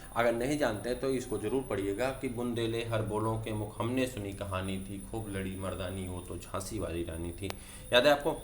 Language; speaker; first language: Hindi; native; Hindi